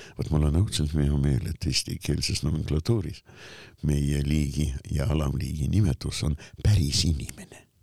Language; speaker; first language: Estonian; non-native, local second language; Russian